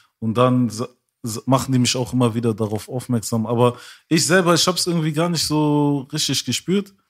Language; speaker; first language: German; early bilingual, other home language; French